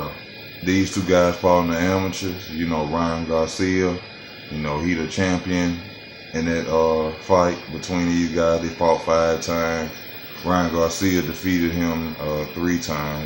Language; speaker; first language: English; native; English